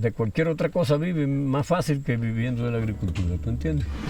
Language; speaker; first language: Spanish; native; Spanish